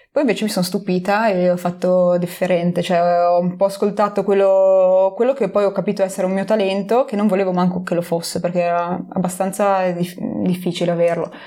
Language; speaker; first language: Italian; native; Italian